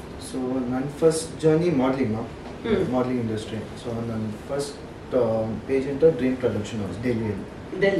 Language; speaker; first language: Kannada; early bilingual, heritage; Kannada